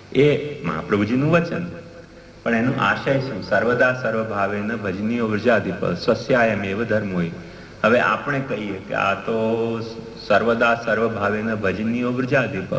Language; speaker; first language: Gujarati; non-native, local second language; Hindi